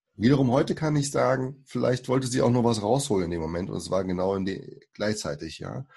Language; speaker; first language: German; early bilingual, other home language; Portuguese